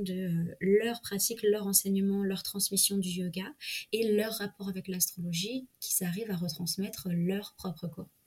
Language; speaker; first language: French; native; French